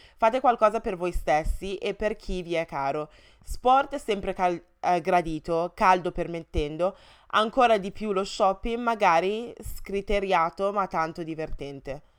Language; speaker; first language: Italian; early bilingual, other home language; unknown